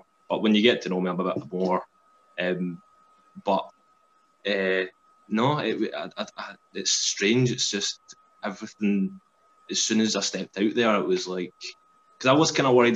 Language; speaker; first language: English; native; English